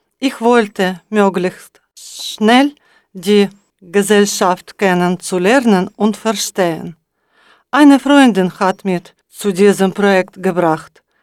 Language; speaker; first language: German; non-native, learner; Ukrainian